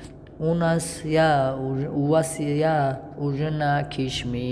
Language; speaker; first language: Russian; non-native, learner; Tajik